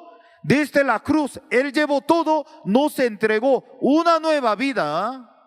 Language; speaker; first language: Spanish; non-native, learner; Korean